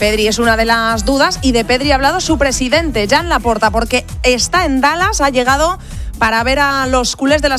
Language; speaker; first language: Spanish; native; Spanish